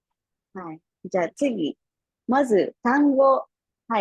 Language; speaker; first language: Japanese; non-native, fluent; Filipino